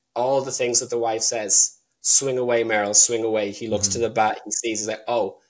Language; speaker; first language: English; native; English